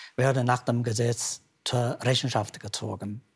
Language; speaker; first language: German; non-native, fluent; Chinese